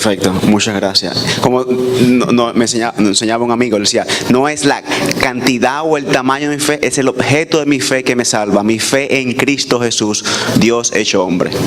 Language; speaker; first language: Spanish; native; Spanish